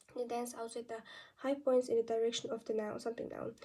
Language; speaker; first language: English; non-native, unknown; Kazakh